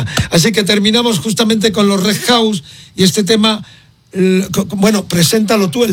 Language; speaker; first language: Spanish; native; Spanish